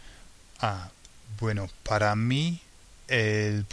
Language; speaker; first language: Spanish; non-native, learner; English